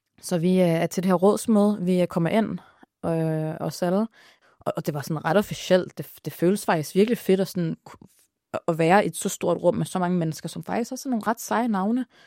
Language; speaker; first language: Danish; early bilingual, other home language; Arabic